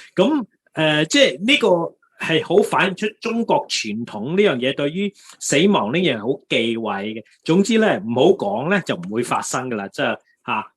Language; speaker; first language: Cantonese; native; Cantonese